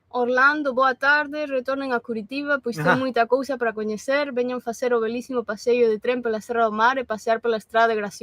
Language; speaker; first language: Portuguese; non-native, learner; Galician